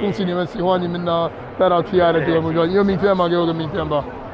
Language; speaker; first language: Chinese; non-native, fluent; English